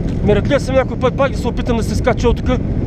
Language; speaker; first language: Bulgarian; native; Bulgarian